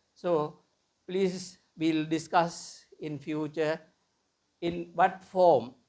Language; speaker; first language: English; non-native, local second language; Tamil